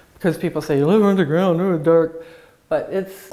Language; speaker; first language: English; native; English